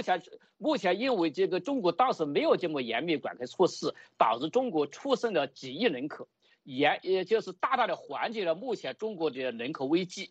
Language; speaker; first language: Chinese; native; Chinese